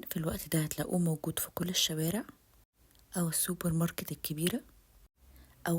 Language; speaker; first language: Arabic; native; Arabic